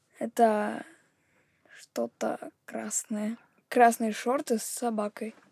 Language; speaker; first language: Russian; native; Russian